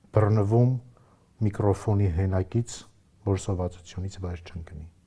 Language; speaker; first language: Armenian; native; Armenian